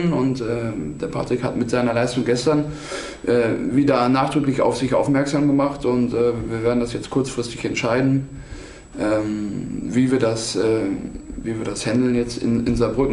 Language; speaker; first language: German; native; German